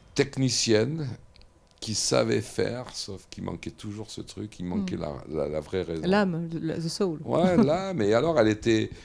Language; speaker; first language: French; native; French